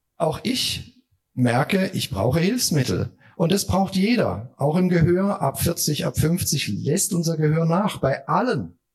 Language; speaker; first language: German; native; German